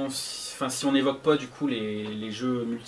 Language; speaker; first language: French; native; French